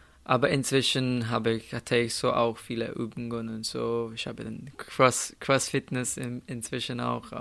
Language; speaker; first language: German; non-native, fluent; Slovenian